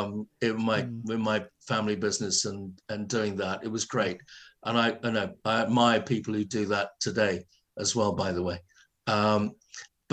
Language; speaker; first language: English; native; English